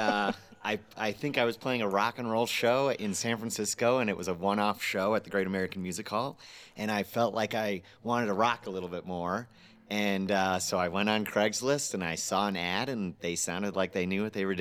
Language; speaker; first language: English; native; English